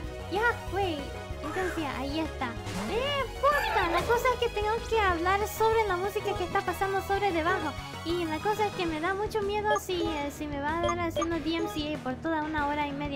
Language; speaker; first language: Spanish; non-native, learner; English